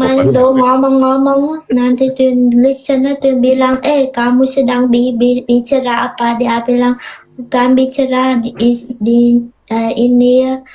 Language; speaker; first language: Indonesian; non-native, learner; Vietnamese